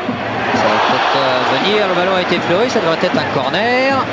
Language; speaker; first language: French; native; French